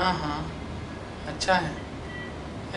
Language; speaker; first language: Hindi; non-native, local second language; Telugu